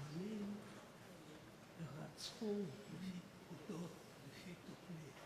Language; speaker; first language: Hebrew; non-native, fluent; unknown